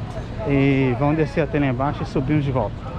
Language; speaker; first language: Portuguese; native; Portuguese